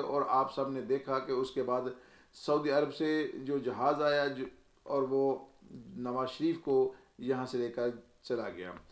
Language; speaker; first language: Urdu; non-native, local second language; Punjabi